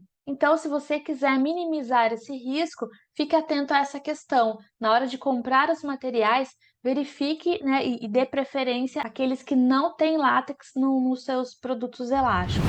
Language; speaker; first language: Portuguese; native; Portuguese